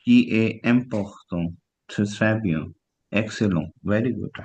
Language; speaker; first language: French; non-native, fluent; Hindi